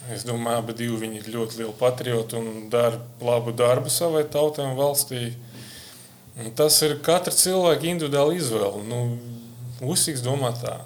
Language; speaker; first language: Latvian; non-native, local second language; Russian